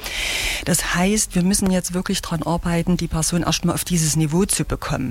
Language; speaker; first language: German; native; German